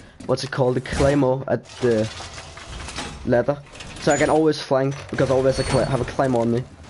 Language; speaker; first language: English; non-native, fluent; Danish